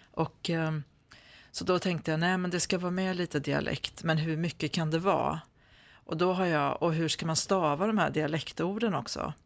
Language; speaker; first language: Swedish; native; Swedish